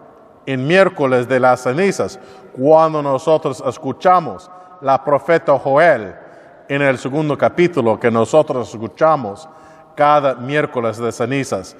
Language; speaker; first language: Spanish; non-native, learner; English